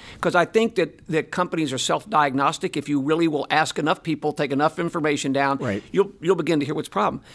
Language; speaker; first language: English; native; English